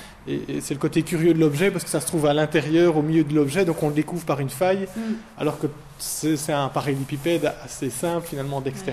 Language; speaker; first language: French; native; French